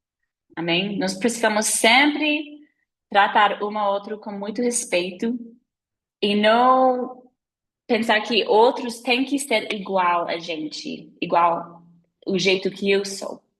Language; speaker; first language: Portuguese; non-native, fluent; English